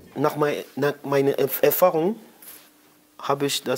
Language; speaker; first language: German; non-native, learner; French